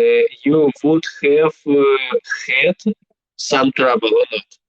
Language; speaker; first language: English; non-native, learner; Belarusian